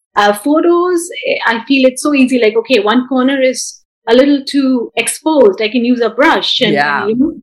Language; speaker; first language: English; non-native, local second language; Bangla